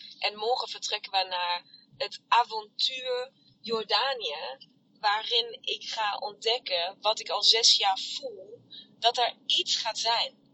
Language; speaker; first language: Dutch; native; Dutch